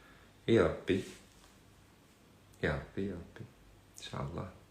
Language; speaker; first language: Arabic; native; Arabic